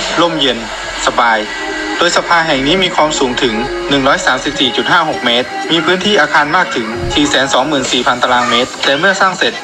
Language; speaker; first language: Thai; native; Thai